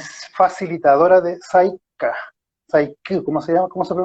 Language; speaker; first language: Spanish; native; Spanish